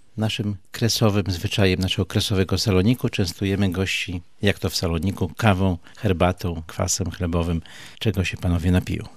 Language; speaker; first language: Polish; native; Polish